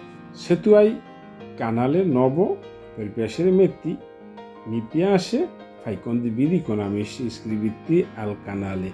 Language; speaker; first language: Italian; non-native, learner; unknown